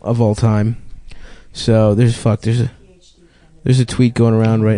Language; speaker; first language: English; native; English